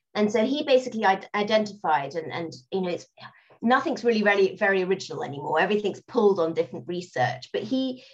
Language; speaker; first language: English; native; English